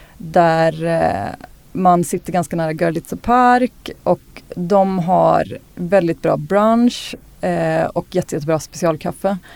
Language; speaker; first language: Swedish; native; Swedish